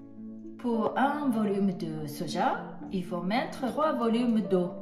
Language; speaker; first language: French; non-native, fluent; Japanese